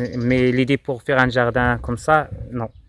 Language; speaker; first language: French; non-native, local second language; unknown